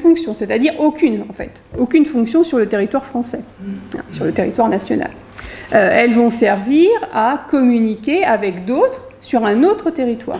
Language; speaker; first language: French; native; French